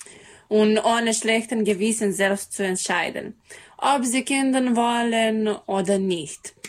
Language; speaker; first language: German; non-native, learner; Serbian